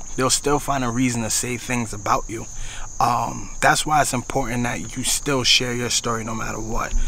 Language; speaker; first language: English; native; English